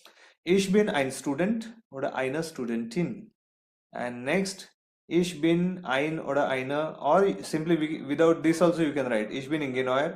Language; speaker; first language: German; non-native, fluent; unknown